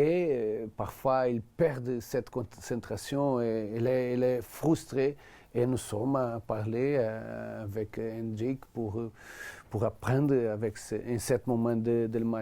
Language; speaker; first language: French; non-native, learner; Portuguese